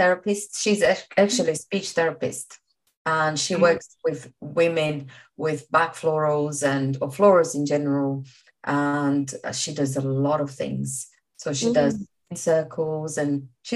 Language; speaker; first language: English; non-native, fluent; Portuguese